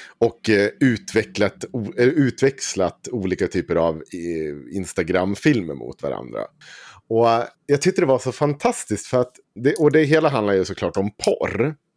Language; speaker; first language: Swedish; native; Swedish